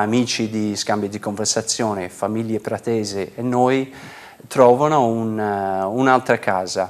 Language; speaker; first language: Italian; non-native, fluent; English